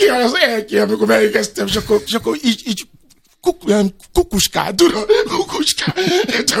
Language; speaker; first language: Hungarian; non-native, fluent; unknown